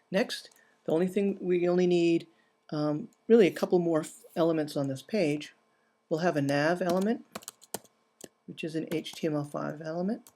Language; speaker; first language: English; native; English